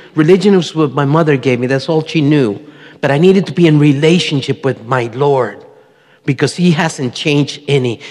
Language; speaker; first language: English; early bilingual, other home language; Spanish